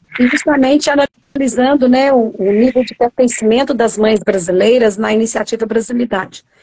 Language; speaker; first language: Portuguese; native; Portuguese